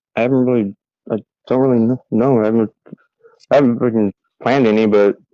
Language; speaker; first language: English; native; English